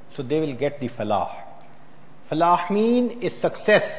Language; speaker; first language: English; non-native, local second language; Urdu